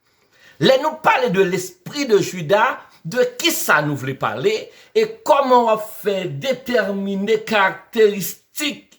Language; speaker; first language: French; non-native, learner; Haitian Creole